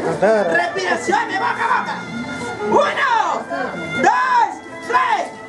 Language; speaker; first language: Spanish; native; Spanish